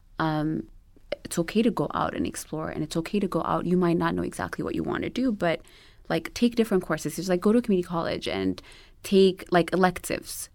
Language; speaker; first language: English; non-native, local second language; Amharic